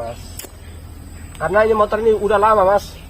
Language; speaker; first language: Indonesian; native; Indonesian